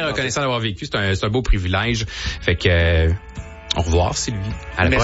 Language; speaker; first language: French; native; French